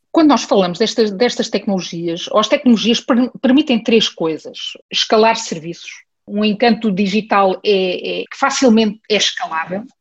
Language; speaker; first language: Portuguese; early bilingual, heritage; Portuguese